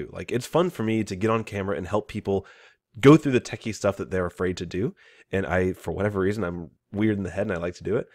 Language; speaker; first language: English; native; English